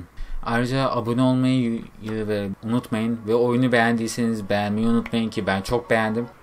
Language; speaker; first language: Turkish; native; Turkish